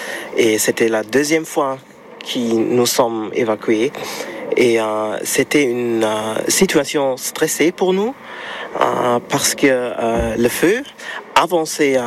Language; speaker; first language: French; non-native, learner; German